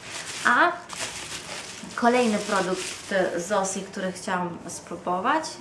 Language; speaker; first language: Polish; non-native, fluent; Italian